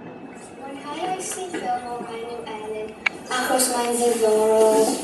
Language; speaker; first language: Welsh; non-native, learner; English